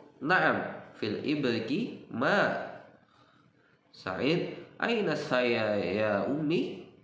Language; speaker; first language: Arabic; non-native, fluent; Indonesian